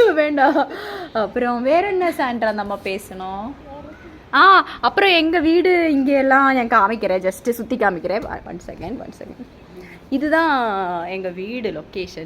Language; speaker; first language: Tamil; non-native, learner; Malayalam